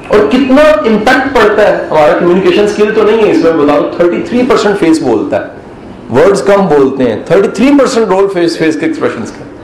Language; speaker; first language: Urdu; non-native, local second language; Punjabi